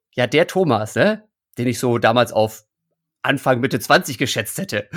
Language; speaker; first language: German; native; German